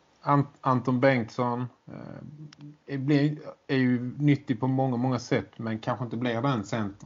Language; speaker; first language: Swedish; native; Swedish